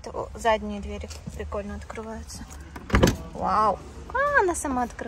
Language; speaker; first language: Russian; native; Russian